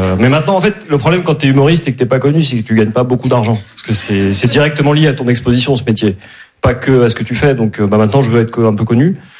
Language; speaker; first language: French; native; French